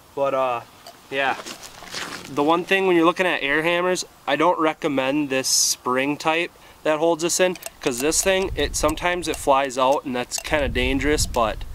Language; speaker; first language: English; native; English